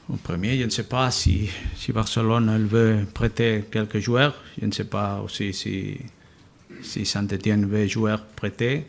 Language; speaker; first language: French; non-native, learner; Spanish